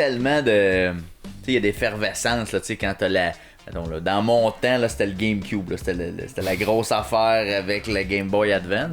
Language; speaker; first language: French; native; French